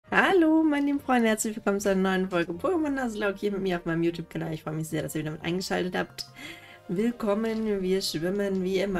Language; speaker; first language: German; native; German